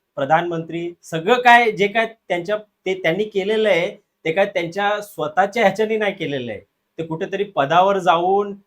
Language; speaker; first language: Marathi; non-native, local second language; Hindi